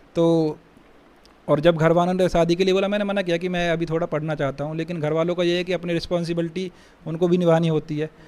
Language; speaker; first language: Hindi; native; Hindi